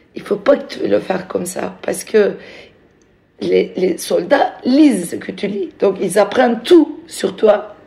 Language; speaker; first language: French; non-native, fluent; Turkish